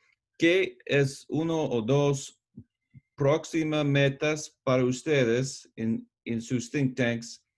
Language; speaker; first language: Spanish; non-native, learner; English